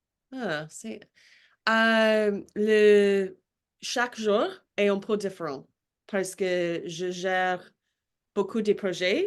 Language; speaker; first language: French; non-native, learner; English